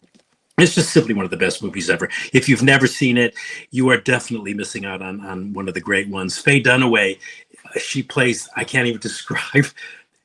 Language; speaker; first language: English; native; English